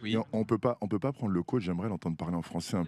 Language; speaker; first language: French; native; French